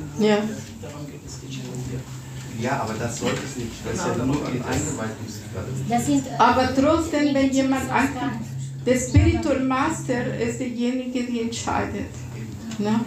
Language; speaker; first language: German; non-native, fluent; Russian